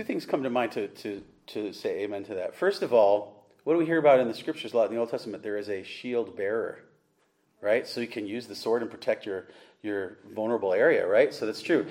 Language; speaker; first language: English; native; English